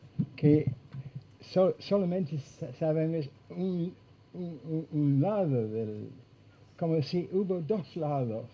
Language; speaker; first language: Spanish; non-native, fluent; English